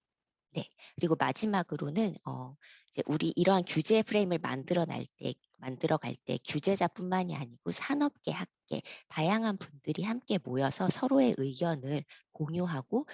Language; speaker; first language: Korean; native; Korean